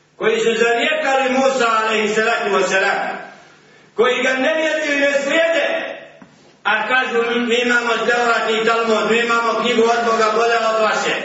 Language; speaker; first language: Bosnian; native; Bosnian